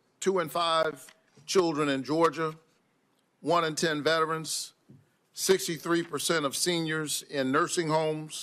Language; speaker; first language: English; native; English